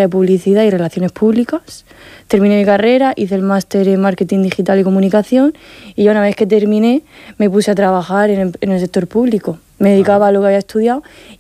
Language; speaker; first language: Spanish; native; Spanish